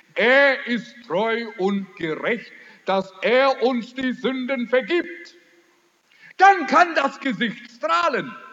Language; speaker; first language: German; early bilingual, heritage; German